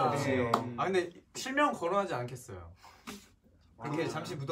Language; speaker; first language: Korean; native; Korean